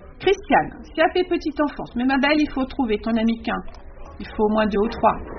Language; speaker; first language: French; native; French